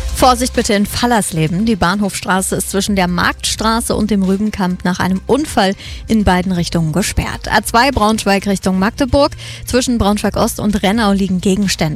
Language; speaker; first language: German; native; German